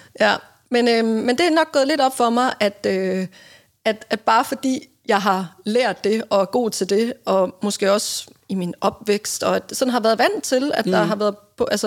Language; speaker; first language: Danish; native; Danish